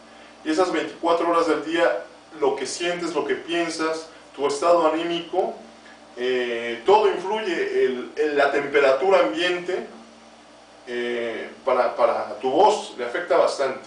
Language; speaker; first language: Spanish; native; Spanish